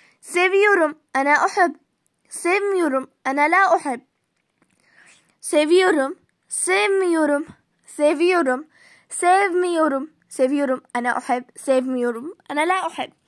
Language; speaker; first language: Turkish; non-native, fluent; Arabic